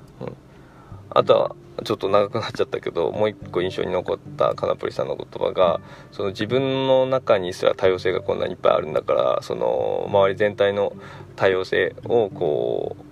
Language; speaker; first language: Japanese; native; Japanese